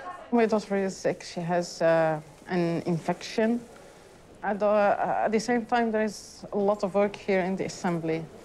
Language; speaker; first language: English; non-native, fluent; Arabic